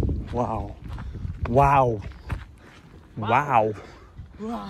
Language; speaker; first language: Korean; non-native, learner; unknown